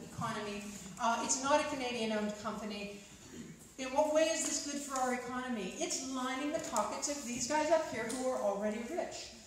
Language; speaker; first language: English; native; English